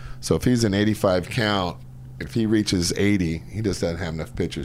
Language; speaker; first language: English; native; English